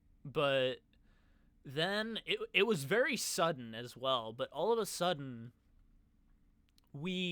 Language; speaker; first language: English; native; English